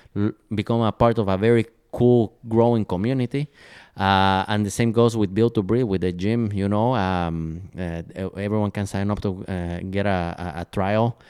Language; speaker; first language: English; non-native, fluent; Spanish